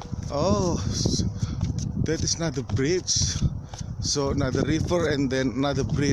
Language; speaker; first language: English; non-native, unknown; Indonesian